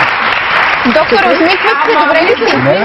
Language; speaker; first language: Bulgarian; native; Bulgarian